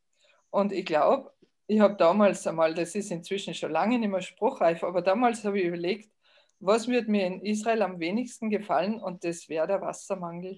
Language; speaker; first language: German; native; German